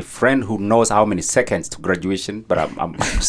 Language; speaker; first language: English; non-native, local second language; Meru